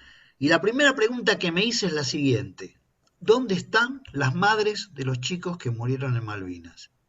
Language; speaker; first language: Spanish; native; Spanish